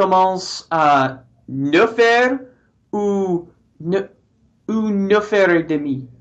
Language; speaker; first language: French; non-native, learner; English